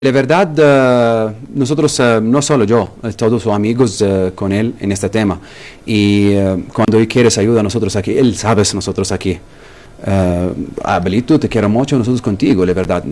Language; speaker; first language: Spanish; non-native, learner; Arabic